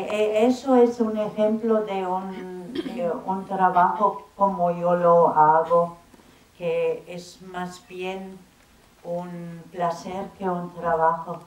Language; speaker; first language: Spanish; non-native, fluent; German